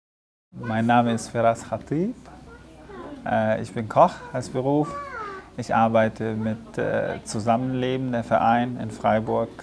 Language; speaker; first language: German; non-native, fluent; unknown